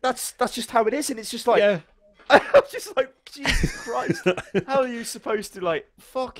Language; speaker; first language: English; native; English